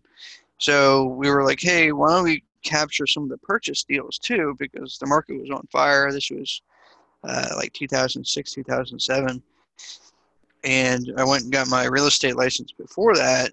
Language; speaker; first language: English; native; English